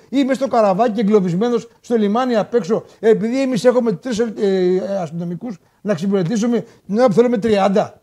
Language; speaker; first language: Greek; native; Greek